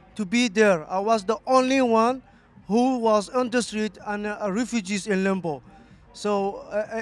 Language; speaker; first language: English; non-native, fluent; Somali